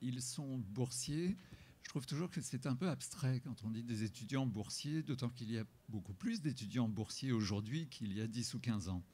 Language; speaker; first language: French; native; French